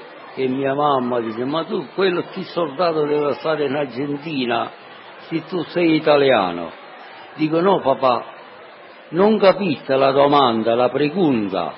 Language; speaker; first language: Italian; non-native, learner; Sicilian